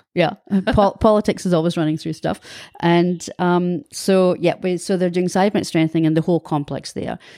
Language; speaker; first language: English; native; English